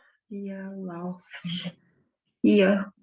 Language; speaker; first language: German; non-native, learner; Portuguese